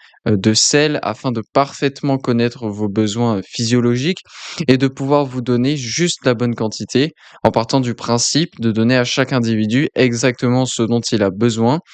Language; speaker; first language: French; native; French